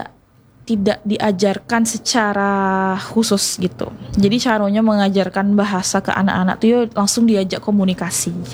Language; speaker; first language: Indonesian; non-native, local second language; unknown